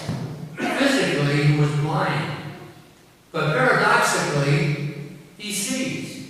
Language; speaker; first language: English; native; English